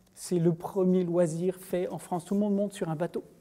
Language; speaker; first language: French; native; French